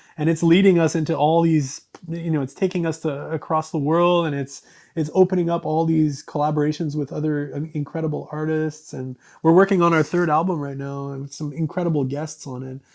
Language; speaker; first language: English; native; English